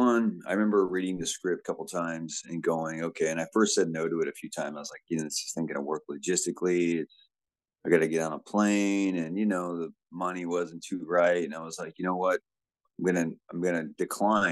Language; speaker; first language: English; native; English